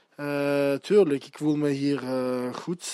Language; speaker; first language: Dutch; non-native, local second language; French